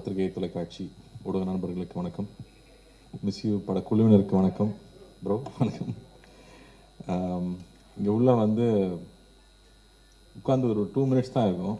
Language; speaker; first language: Tamil; native; Tamil